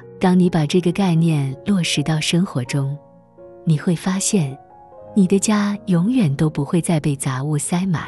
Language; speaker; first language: Chinese; native; Chinese